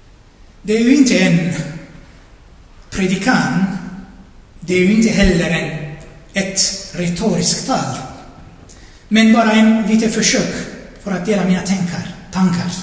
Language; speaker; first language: Swedish; non-native, fluent; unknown